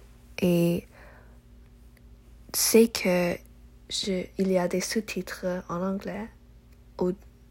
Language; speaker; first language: French; non-native, learner; English